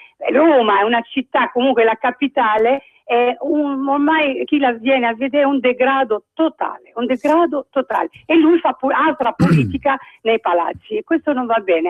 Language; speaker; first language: Italian; non-native, fluent; Arabic